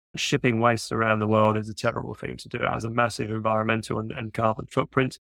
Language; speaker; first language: English; native; English